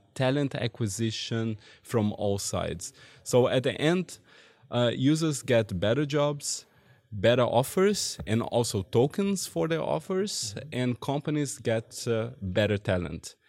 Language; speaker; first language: English; non-native, fluent; Portuguese